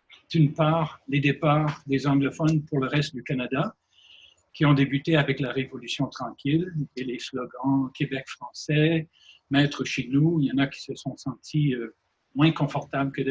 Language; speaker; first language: French; native; French